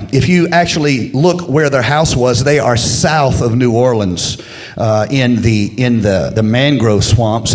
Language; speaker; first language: English; native; English